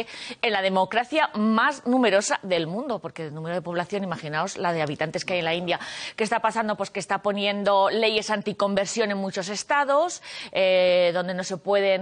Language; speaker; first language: Spanish; native; Spanish